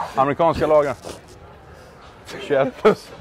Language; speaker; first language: Swedish; native; Swedish